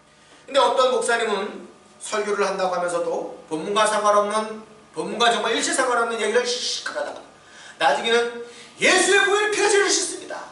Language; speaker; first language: Korean; native; Korean